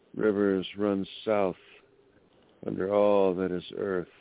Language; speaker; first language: English; native; English